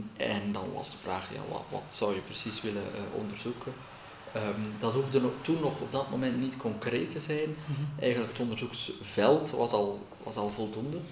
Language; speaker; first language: Dutch; native; Dutch